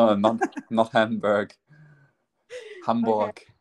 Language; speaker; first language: English; non-native, fluent; German